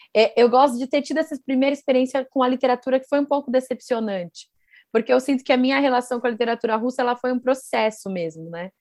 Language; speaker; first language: Portuguese; native; Portuguese